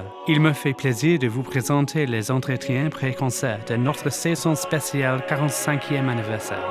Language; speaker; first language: French; non-native, fluent; English